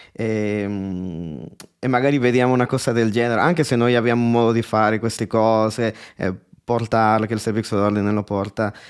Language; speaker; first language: Italian; non-native, fluent; Spanish